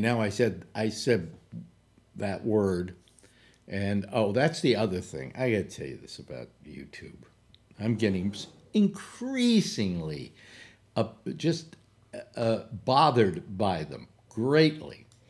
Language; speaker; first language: English; native; English